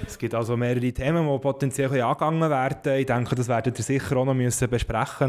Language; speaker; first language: German; native; German